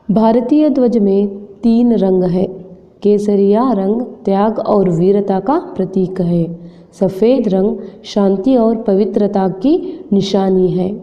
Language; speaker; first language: Hindi; non-native, local second language; Kannada